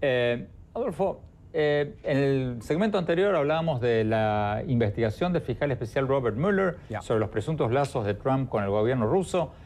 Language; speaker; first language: Spanish; native; Spanish